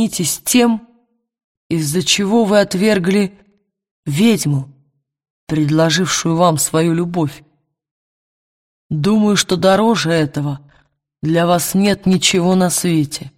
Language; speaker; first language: Russian; native; Russian